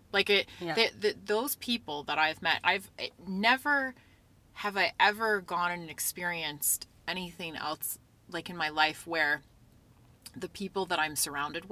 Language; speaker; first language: English; native; English